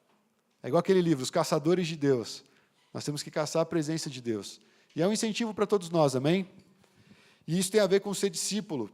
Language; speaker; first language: Portuguese; native; Portuguese